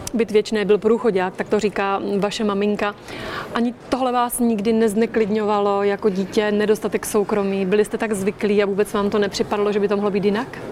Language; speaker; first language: Czech; native; Czech